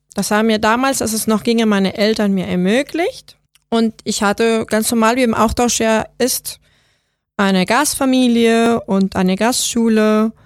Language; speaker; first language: German; non-native, fluent; Spanish